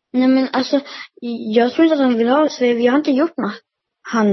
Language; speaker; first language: Swedish; early bilingual, other home language; Amharic